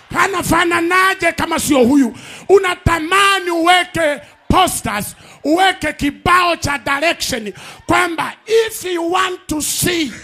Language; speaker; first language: Swahili; native; Swahili